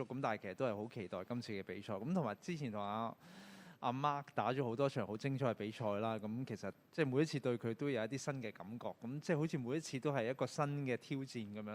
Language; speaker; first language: Cantonese; native; Cantonese